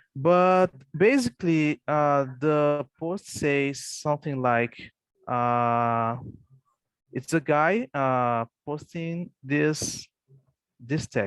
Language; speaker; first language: English; non-native, fluent; Portuguese